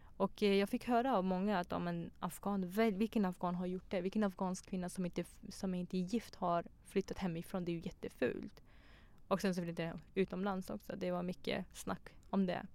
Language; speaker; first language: Swedish; early bilingual, other home language; Persian